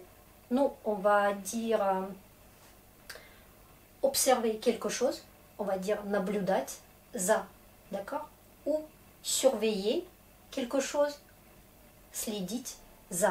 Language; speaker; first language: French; non-native, fluent; Russian